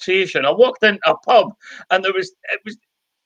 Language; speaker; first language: English; native; English